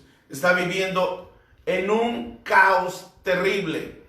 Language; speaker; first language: Spanish; native; Spanish